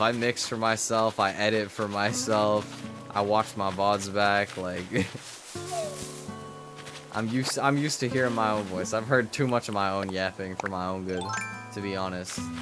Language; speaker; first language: English; native; English